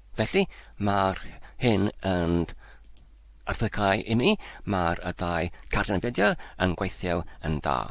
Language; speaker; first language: Welsh; non-native, learner; Polish